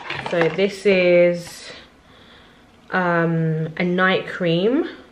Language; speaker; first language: English; early bilingual, other home language; Lingala